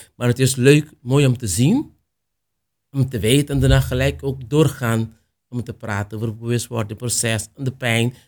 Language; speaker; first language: Dutch; non-native, local second language; Papiamento